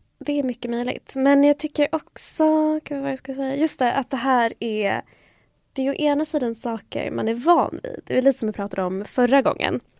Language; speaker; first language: Swedish; early bilingual, other home language; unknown